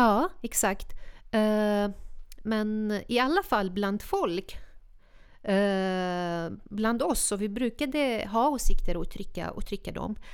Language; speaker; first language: Swedish; non-native, fluent; Arabic